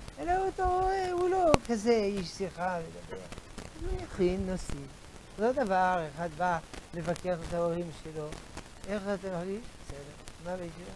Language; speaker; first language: Hebrew; non-native, fluent; French